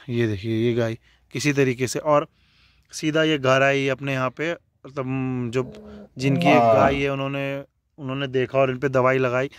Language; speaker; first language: Hindi; non-native, local second language; Garhwali